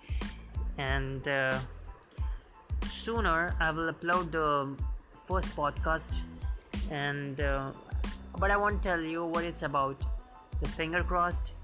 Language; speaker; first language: English; non-native, local second language; Hindi